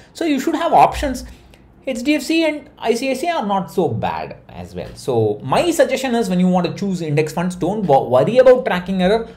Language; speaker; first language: English; non-native, local second language; Tamil